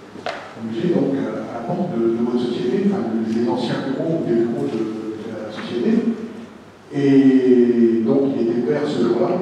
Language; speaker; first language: French; native; French